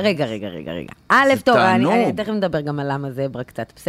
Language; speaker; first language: Hebrew; native; Hebrew